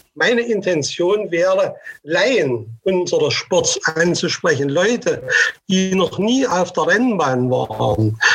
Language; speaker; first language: German; native; German